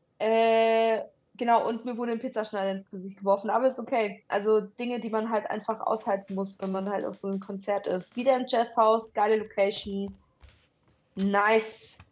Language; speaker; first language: German; early bilingual, other home language; Italian